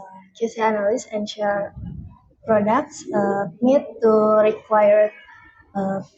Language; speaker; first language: English; non-native, learner; Indonesian